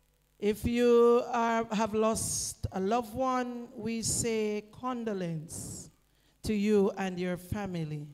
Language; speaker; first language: English; non-native, local second language; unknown